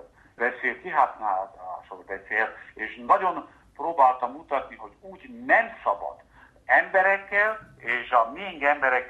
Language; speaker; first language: Hungarian; non-native, fluent; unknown